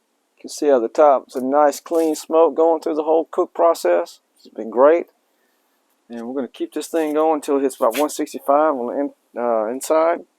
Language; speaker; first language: English; native; English